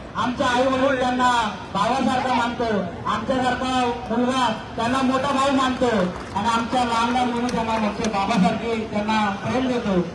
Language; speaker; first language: Marathi; non-native, local second language; Lambadi